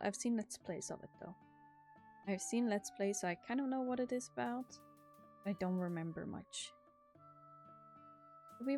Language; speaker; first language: English; non-native, fluent; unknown